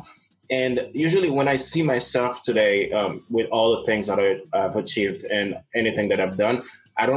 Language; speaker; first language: English; non-native, fluent; Haitian Creole